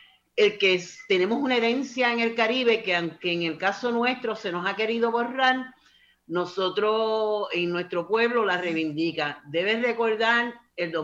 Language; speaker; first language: Spanish; native; Spanish